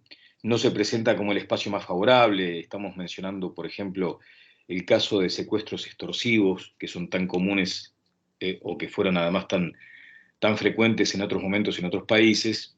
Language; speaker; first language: Spanish; native; Spanish